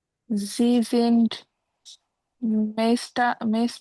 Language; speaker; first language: German; non-native, learner; Bangla